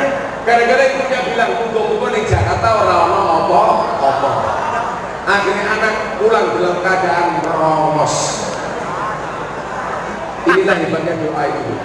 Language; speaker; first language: Indonesian; non-native, local second language; Javanese